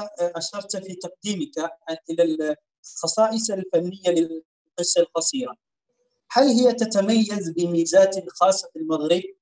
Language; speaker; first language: Arabic; non-native, fluent; Indonesian